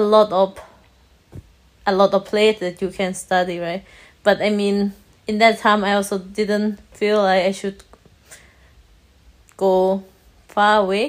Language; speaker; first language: English; non-native, learner; Thai